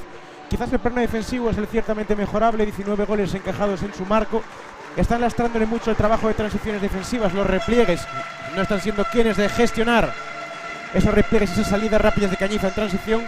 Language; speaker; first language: Spanish; native; Spanish